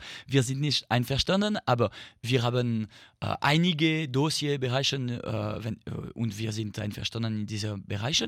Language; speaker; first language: German; non-native, fluent; French